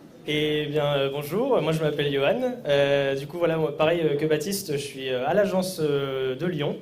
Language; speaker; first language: French; native; French